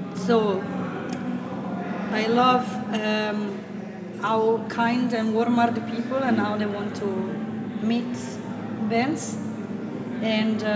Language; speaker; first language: English; non-native, fluent; Italian